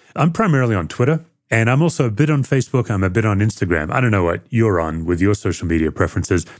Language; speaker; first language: English; native; English